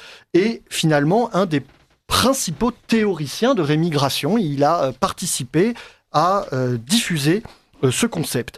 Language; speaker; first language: French; native; French